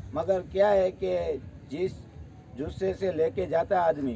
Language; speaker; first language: Hindi; non-native, local second language; Gujarati